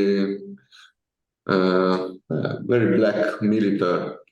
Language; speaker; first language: English; non-native, learner; Italian